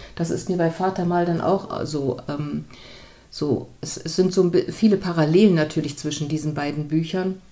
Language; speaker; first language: German; native; German